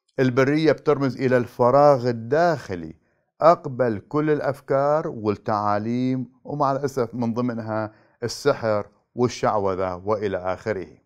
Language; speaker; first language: Arabic; native; Arabic